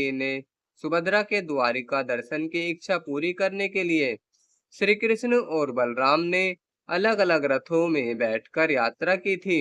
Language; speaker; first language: Hindi; native; Hindi